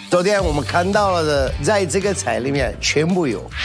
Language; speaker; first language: Chinese; non-native, learner; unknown